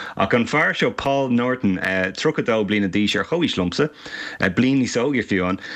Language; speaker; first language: Irish; non-native, local second language; English